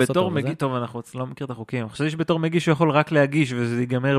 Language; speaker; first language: Hebrew; native; Hebrew